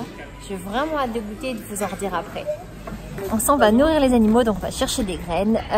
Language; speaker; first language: French; native; French